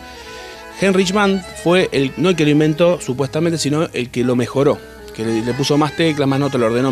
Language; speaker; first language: Spanish; native; Spanish